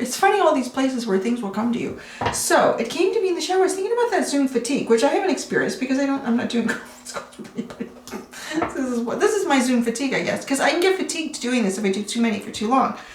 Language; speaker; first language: English; native; English